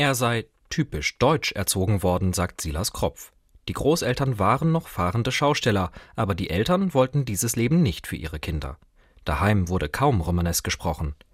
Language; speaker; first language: German; native; German